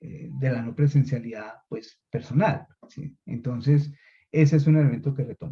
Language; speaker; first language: Spanish; native; Spanish